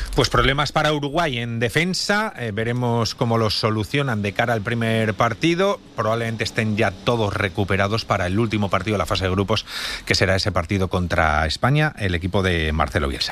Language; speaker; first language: Spanish; native; Spanish